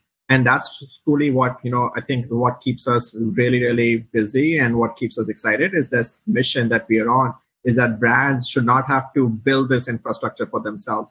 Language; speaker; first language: English; non-native, local second language; Hindi